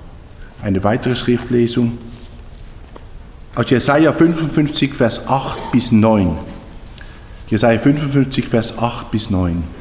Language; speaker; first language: German; native; German